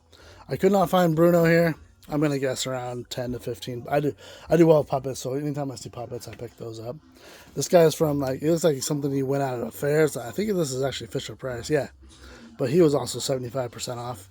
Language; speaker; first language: English; native; English